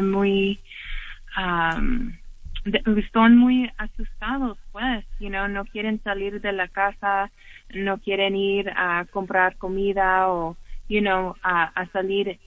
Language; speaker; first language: Spanish; early bilingual, heritage; English